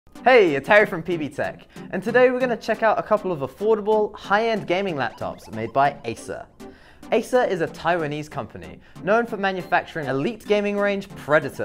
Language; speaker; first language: English; native; English